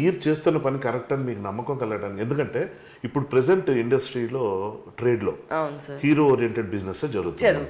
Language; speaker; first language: Telugu; native; Telugu